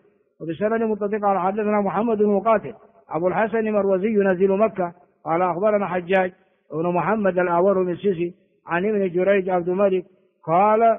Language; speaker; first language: Arabic; non-native, fluent; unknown